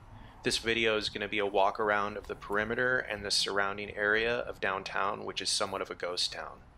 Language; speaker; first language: English; native; English